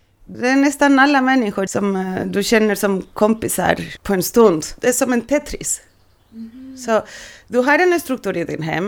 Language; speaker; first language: Swedish; non-native, learner; Spanish